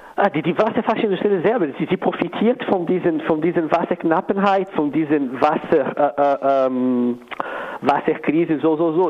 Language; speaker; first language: German; non-native, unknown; Portuguese